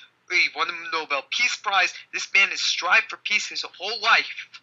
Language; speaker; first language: English; native; English